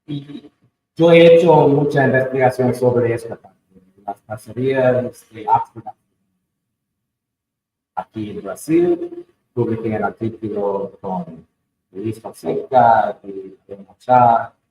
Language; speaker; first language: Spanish; non-native, fluent; English